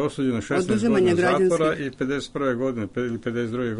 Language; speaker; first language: Serbian; native; Serbian